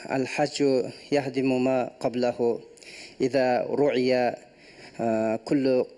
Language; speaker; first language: Arabic; non-native, learner; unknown